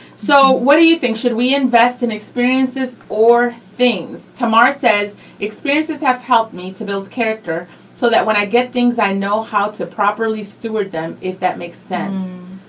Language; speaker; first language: English; native; English